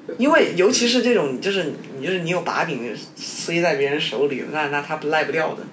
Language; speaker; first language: Chinese; native; Chinese